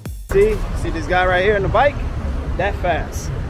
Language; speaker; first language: English; native; English